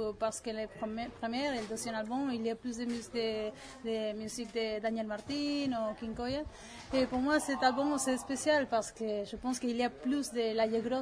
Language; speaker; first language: French; non-native, learner; Spanish